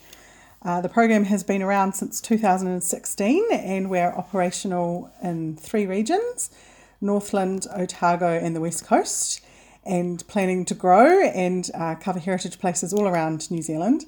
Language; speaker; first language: English; native; English